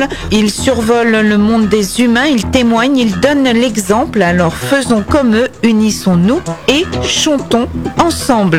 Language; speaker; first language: French; native; French